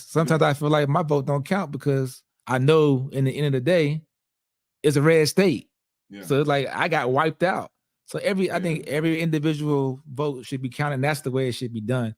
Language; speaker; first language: English; native; English